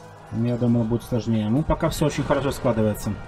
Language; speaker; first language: Russian; native; Russian